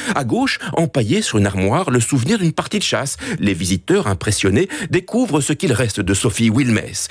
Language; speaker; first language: French; native; French